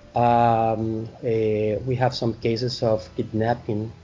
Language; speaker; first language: English; non-native, fluent; Spanish